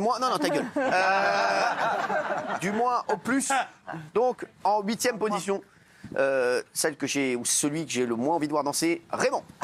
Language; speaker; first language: French; native; French